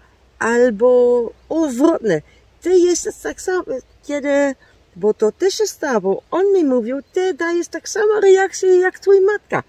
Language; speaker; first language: Polish; non-native, learner; Dutch